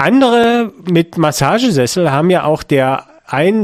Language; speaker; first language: German; native; German